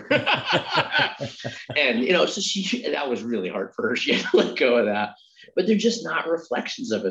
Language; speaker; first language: English; native; English